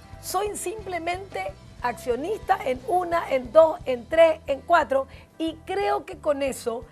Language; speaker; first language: Spanish; native; Spanish